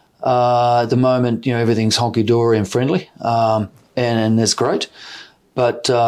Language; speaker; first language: English; native; English